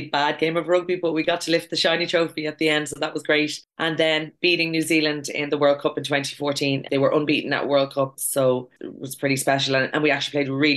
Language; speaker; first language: English; native; English